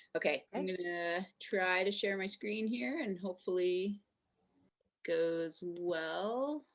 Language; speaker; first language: English; native; English